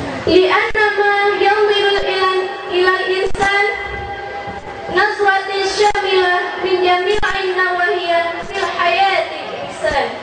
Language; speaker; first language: Arabic; non-native, learner; Indonesian